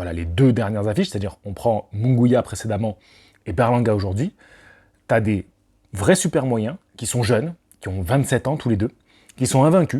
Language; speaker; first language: French; native; French